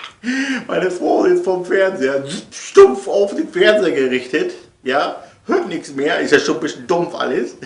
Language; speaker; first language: German; native; German